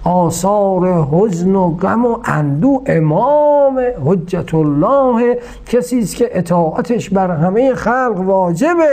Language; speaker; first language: Persian; native; Persian